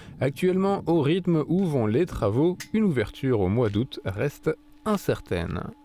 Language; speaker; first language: French; native; French